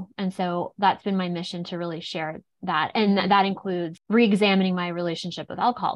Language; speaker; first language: English; native; English